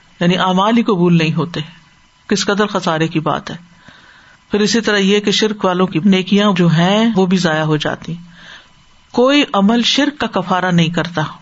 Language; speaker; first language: Urdu; native; Urdu